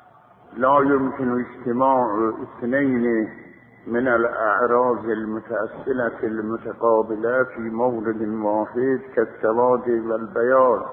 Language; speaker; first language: Arabic; non-native, fluent; Azerbaijani